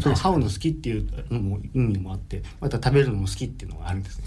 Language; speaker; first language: Japanese; native; Japanese